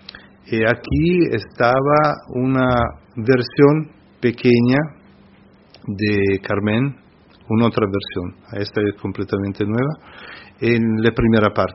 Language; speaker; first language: Spanish; non-native, fluent; Italian